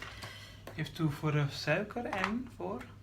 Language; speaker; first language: Dutch; non-native, learner; Urdu